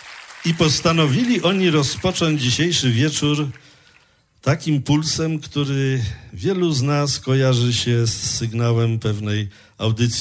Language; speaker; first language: Polish; native; Polish